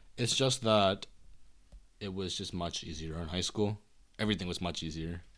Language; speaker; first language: English; early bilingual, other home language; Korean